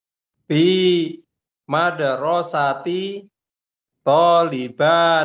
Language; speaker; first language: Arabic; non-native, learner; Indonesian